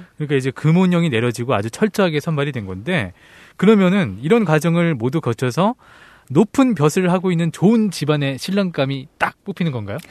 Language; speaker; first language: Korean; native; Korean